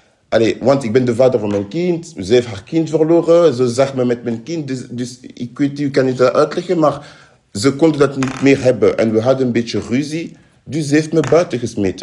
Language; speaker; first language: Dutch; non-native, fluent; French